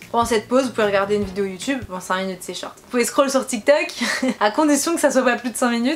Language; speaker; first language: French; native; French